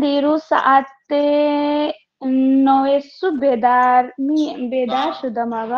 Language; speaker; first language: Persian; non-native, learner; Urdu